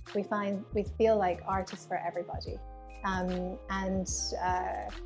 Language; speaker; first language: English; native; English